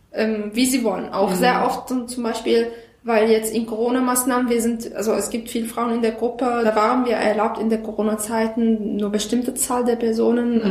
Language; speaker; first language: German; non-native, fluent; Arabic